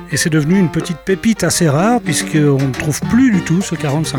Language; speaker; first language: French; native; French